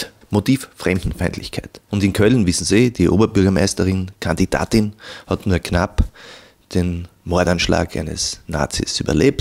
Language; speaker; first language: German; native; German